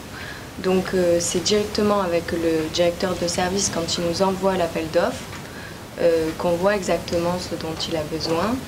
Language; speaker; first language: French; native; French